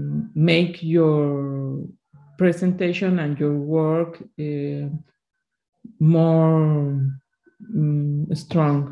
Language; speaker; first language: English; non-native, learner; Spanish